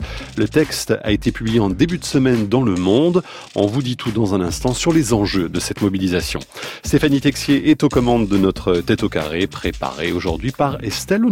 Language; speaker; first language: French; native; French